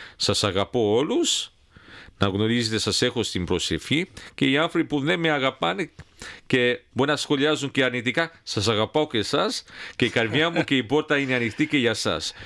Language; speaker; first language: Greek; early bilingual, heritage; Greek